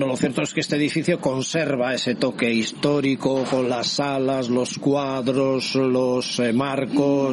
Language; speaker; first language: Spanish; native; Spanish